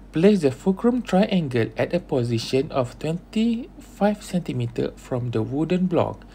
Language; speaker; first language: English; non-native, local second language; Malay